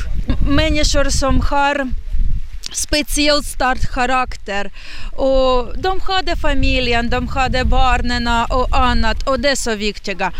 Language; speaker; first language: Swedish; non-native, learner; Ukrainian